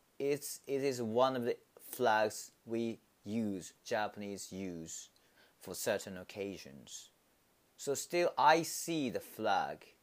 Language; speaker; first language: English; non-native, learner; Japanese